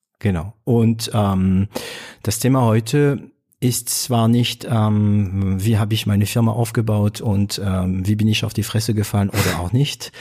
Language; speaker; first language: German; non-native, fluent; French